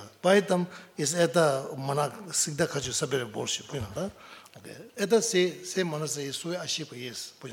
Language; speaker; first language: Russian; non-native, learner; Tibetan